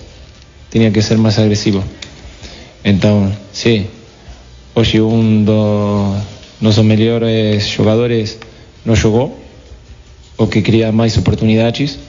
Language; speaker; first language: Portuguese; non-native, fluent; Spanish